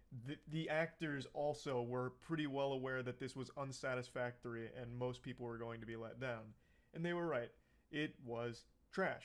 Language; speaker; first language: English; native; English